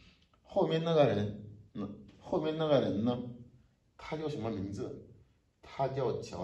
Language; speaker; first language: Chinese; non-native, learner; French